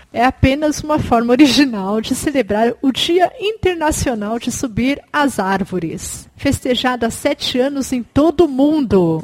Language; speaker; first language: Portuguese; native; Portuguese